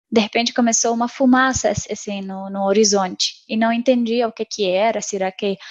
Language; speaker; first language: Portuguese; non-native, fluent; Arabic